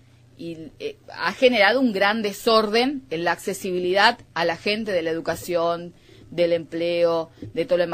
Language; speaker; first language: Spanish; native; Spanish